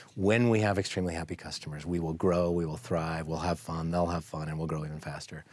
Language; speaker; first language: English; native; English